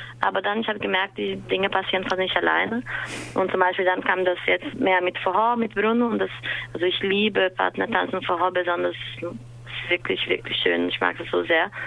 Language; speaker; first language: German; non-native, fluent; Portuguese